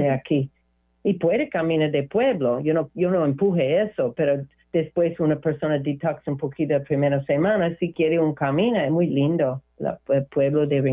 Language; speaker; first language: Spanish; non-native, learner; English